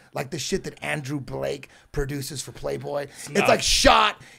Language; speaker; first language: English; native; English